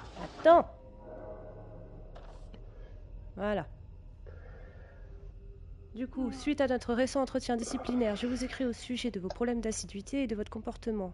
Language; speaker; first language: French; native; French